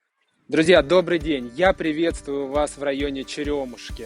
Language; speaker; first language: Russian; native; Russian